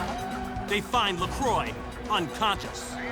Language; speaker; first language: English; native; English